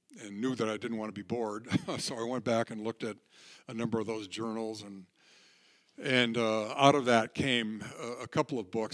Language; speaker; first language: English; native; English